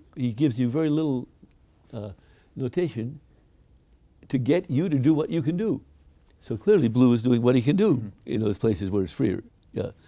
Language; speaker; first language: English; native; English